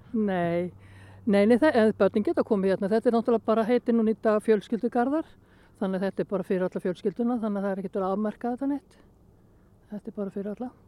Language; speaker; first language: Icelandic; native; Icelandic